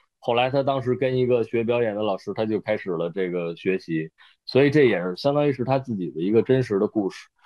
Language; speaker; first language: Chinese; native; Chinese